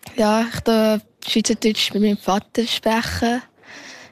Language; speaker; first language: German; early bilingual, heritage; Thai